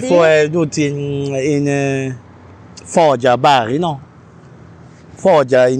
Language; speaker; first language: English; non-native, learner; French